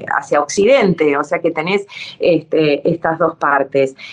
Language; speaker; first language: Spanish; native; Spanish